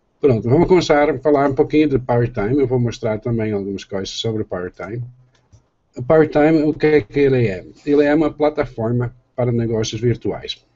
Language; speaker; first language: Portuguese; non-native, fluent; Dutch